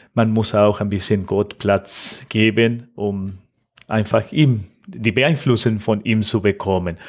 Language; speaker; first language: German; non-native, fluent; Spanish